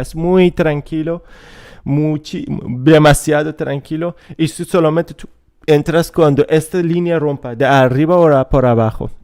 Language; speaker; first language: Spanish; non-native, fluent; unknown